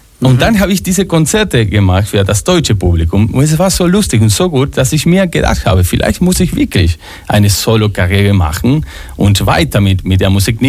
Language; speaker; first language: German; non-native, fluent; Spanish